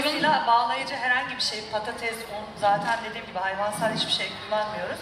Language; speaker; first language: Turkish; native; Turkish